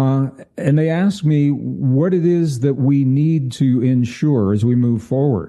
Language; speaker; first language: English; native; English